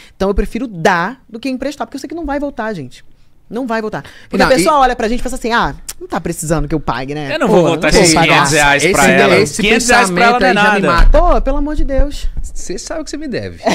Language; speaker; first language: Portuguese; native; Portuguese